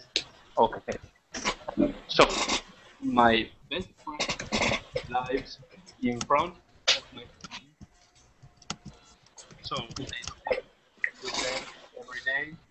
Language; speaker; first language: English; non-native, learner; Arabic